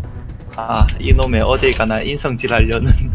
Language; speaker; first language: Korean; native; Korean